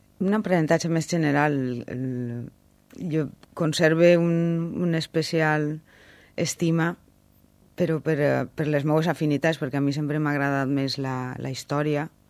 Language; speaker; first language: Catalan; native; Catalan